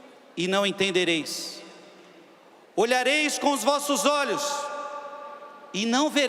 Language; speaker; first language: Portuguese; native; Portuguese